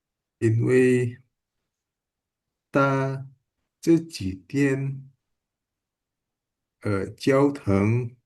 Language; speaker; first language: Chinese; non-native, learner; Indonesian